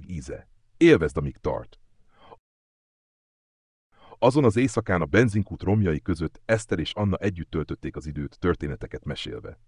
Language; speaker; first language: Hungarian; native; Hungarian